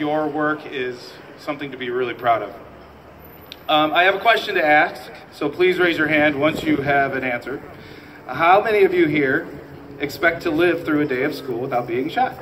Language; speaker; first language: English; native; English